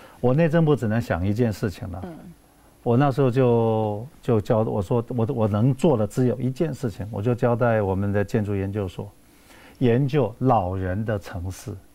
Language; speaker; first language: Chinese; native; Chinese